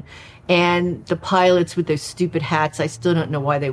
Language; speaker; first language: English; native; English